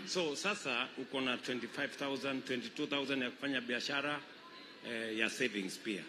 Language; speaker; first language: Swahili; non-native, local second language; Kalenjin